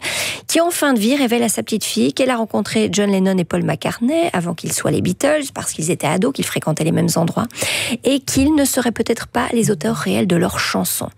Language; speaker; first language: French; native; French